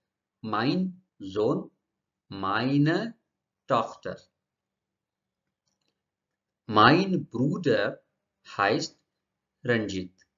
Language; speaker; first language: German; non-native, learner; Marathi